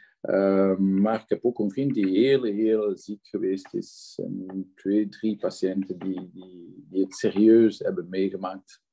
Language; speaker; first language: Dutch; non-native, local second language; French